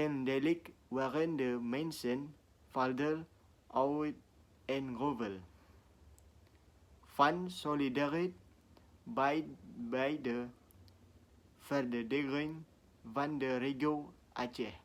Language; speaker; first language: Dutch; non-native, learner; Indonesian